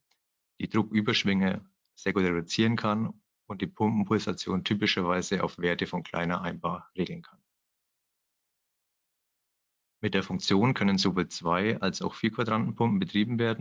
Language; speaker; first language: German; native; German